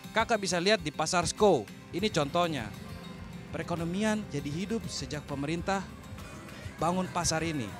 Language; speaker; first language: Indonesian; native; Indonesian